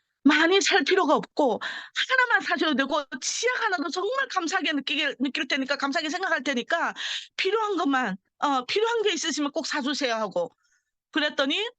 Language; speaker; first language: Korean; early bilingual, heritage; Korean